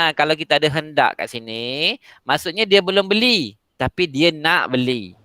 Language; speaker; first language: Malay; native; Malay